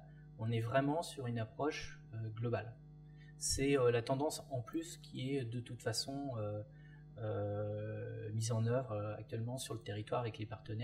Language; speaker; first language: French; native; French